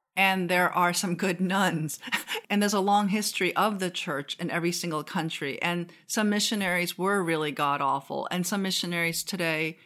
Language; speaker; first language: English; non-native, fluent; Korean